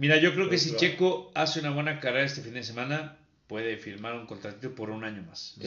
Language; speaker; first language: Spanish; native; Spanish